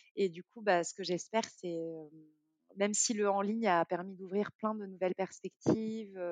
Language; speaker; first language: French; native; French